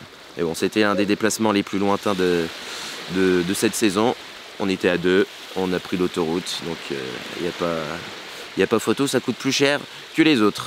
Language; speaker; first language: French; native; French